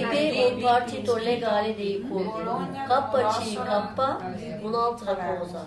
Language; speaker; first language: Italian; non-native, learner; Turkish